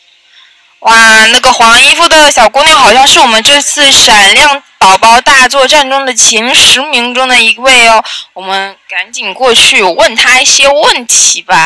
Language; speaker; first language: Chinese; native; Chinese